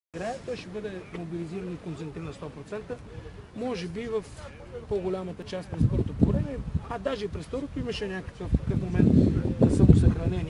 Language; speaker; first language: Bulgarian; native; Bulgarian